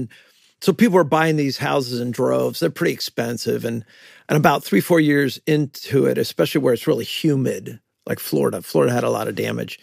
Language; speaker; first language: English; native; English